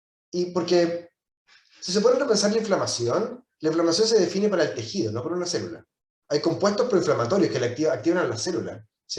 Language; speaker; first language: Spanish; native; Spanish